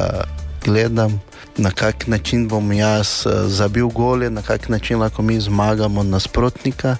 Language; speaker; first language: Slovenian; non-native, learner; Portuguese